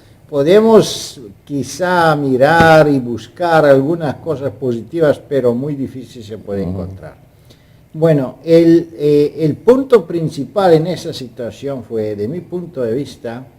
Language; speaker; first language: Spanish; non-native, fluent; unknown